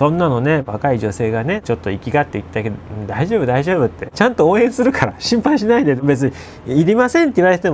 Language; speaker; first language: Japanese; native; Japanese